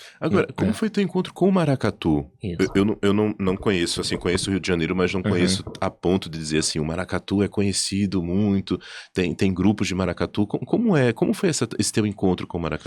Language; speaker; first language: Portuguese; native; Portuguese